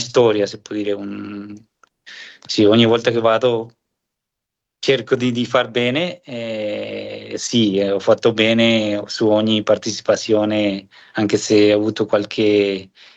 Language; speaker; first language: Italian; non-native, fluent; Spanish